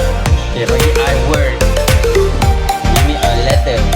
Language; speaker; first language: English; non-native, local second language; Malay